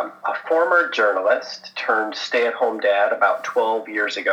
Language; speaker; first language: English; native; English